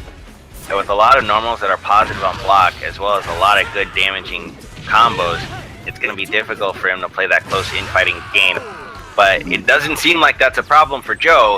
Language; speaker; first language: English; native; English